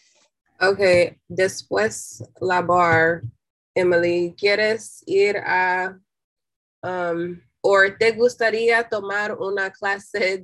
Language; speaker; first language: Spanish; non-native, learner; English